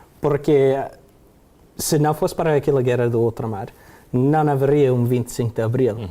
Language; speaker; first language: Portuguese; early bilingual, heritage; Portuguese